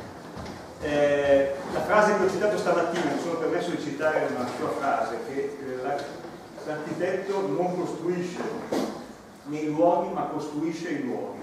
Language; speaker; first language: Italian; native; Italian